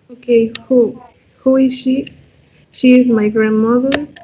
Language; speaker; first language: English; non-native, learner; Spanish